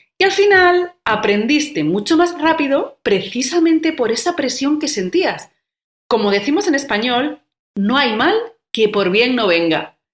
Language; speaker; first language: Spanish; native; Spanish